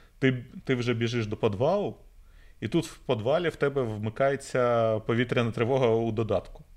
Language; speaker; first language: Ukrainian; native; Ukrainian